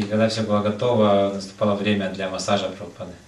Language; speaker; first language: Russian; native; Russian